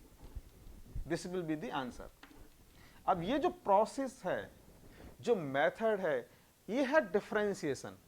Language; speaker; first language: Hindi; native; Hindi